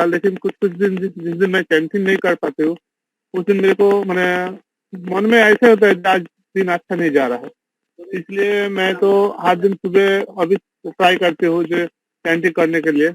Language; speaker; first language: Hindi; non-native, local second language; Bangla